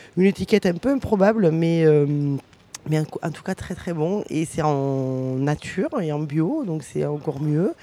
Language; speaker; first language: French; native; French